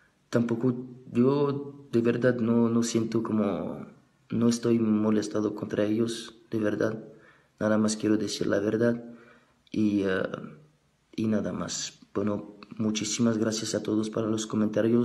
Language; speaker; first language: Spanish; non-native, fluent; French